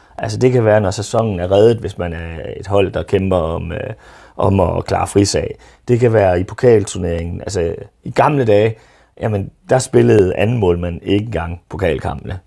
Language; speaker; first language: Danish; native; Danish